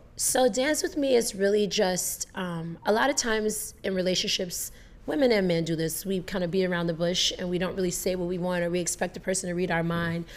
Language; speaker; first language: English; native; English